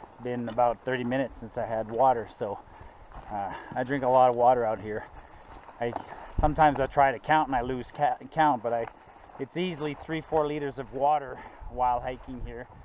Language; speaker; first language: English; non-native, local second language; French